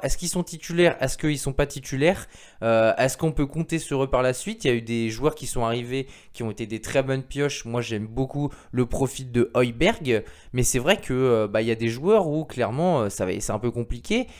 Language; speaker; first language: French; native; French